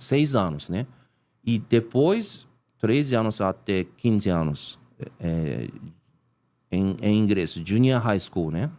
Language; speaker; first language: Portuguese; non-native, learner; Japanese